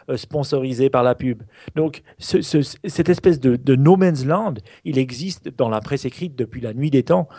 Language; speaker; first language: French; native; French